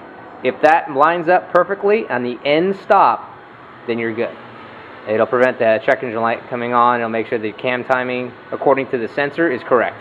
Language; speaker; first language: English; native; English